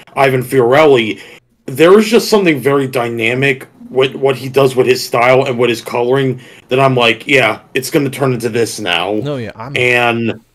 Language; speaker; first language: English; native; English